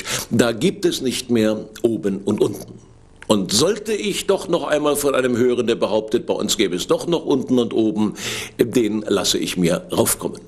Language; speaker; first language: German; native; German